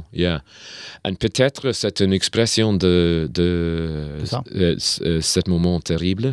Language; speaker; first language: French; non-native, learner; English